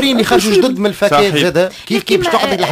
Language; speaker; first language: Arabic; native; Arabic